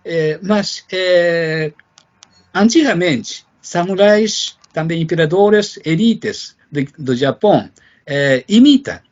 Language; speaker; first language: Portuguese; non-native, fluent; Japanese